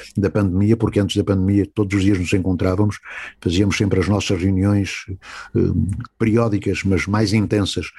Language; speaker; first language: Portuguese; native; Portuguese